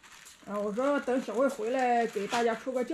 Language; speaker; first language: Chinese; native; Chinese